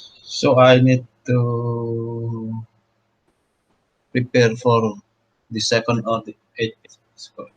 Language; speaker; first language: English; non-native, learner; Indonesian